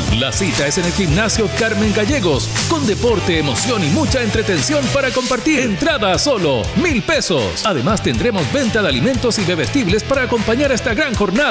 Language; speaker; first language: Spanish; native; Spanish